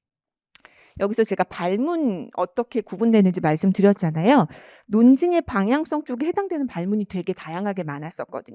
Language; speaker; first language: Korean; native; Korean